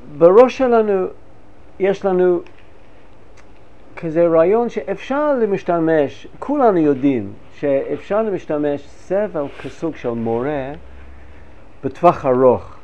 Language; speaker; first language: Hebrew; non-native, fluent; English